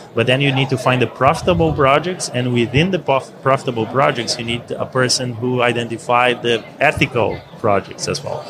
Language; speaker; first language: English; non-native, fluent; Portuguese